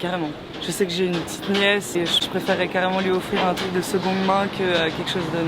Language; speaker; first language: French; native; French